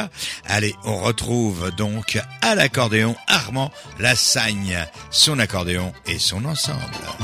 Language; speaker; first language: French; native; French